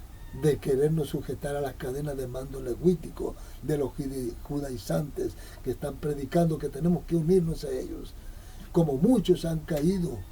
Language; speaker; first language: Spanish; native; Spanish